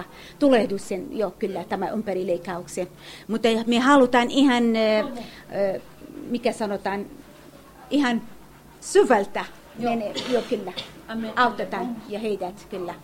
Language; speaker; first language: Finnish; non-native, learner; Kurdish